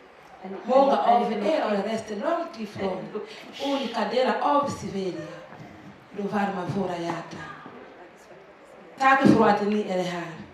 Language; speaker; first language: Swedish; non-native, fluent; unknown